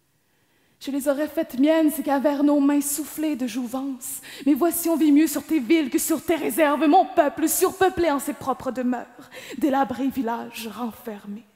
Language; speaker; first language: French; native; French